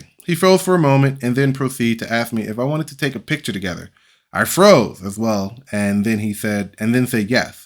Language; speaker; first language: English; native; English